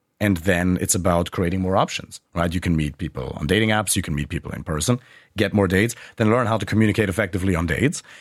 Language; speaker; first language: English; non-native, fluent; German